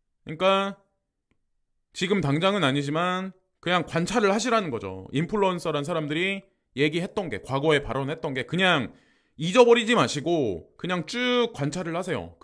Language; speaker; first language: Korean; native; Korean